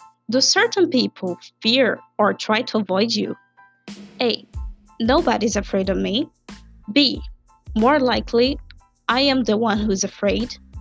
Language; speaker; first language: English; non-native, fluent; Portuguese